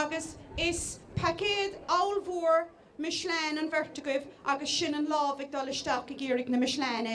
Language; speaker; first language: Irish; native; Irish